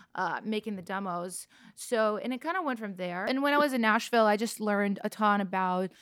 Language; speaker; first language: English; non-native, fluent; Russian